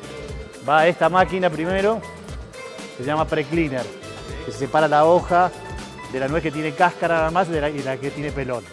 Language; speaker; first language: Spanish; native; Spanish